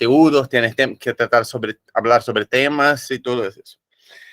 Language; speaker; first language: Spanish; non-native, fluent; Portuguese